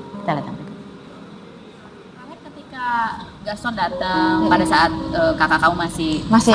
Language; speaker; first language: Indonesian; native; Indonesian